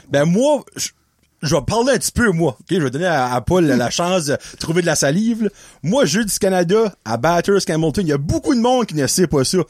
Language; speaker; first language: French; native; French